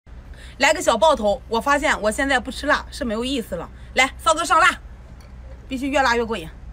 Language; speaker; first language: Chinese; native; Chinese